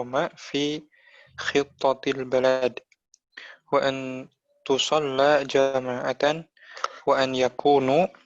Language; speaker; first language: Arabic; non-native, learner; Indonesian